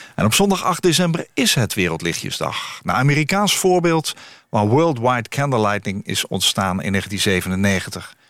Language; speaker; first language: Dutch; native; Dutch